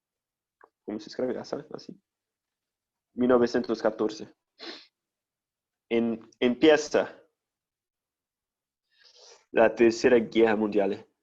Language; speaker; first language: Spanish; non-native, fluent; Portuguese